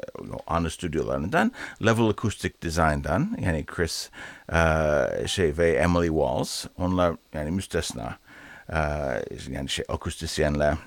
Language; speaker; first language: Turkish; non-native, learner; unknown